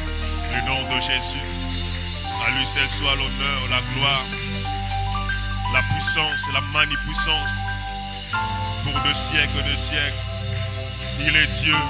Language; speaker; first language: French; non-native, local second language; Lingala